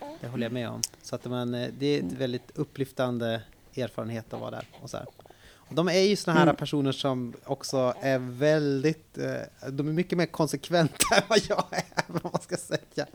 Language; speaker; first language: Swedish; native; Swedish